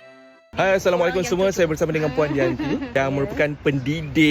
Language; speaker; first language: Malay; native; Malay